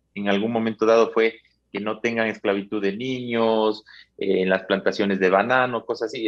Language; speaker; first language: Spanish; native; Spanish